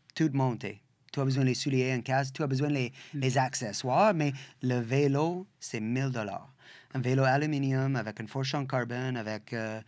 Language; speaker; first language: French; non-native, fluent; English